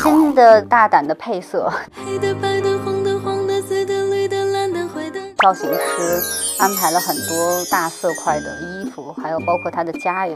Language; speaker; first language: Chinese; native; Chinese